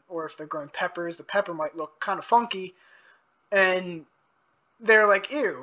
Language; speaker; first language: English; native; English